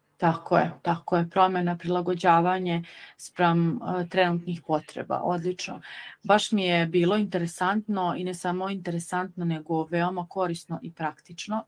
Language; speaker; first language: Serbian; native; Serbian